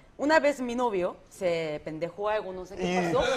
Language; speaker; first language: Spanish; non-native, fluent; Korean